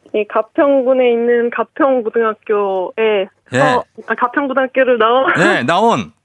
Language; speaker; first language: Korean; native; Korean